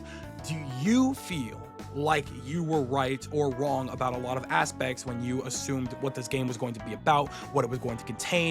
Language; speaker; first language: English; native; English